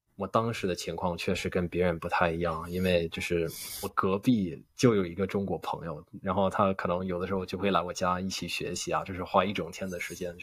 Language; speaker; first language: Chinese; non-native, fluent; English